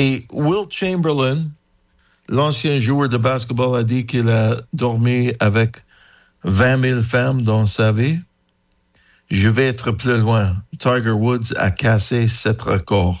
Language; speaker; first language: French; non-native, learner; English